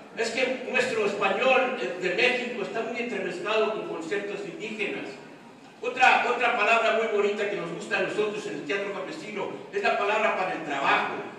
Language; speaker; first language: Spanish; early bilingual, heritage; Spanish